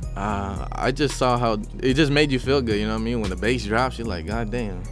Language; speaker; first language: English; native; English